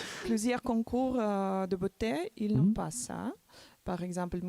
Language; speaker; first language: French; non-native, learner; Macedonian